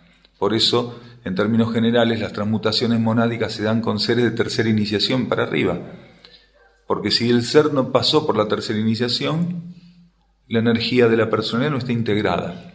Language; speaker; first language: Spanish; native; Spanish